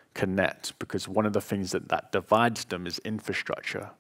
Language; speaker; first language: English; native; English